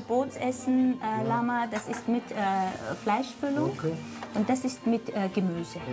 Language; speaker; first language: German; non-native, fluent; Mongolian